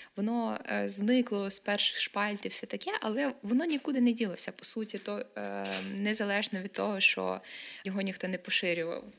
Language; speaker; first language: Ukrainian; native; Ukrainian